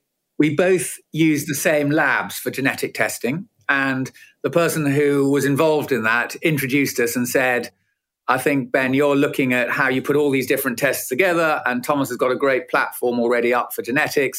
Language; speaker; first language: English; native; English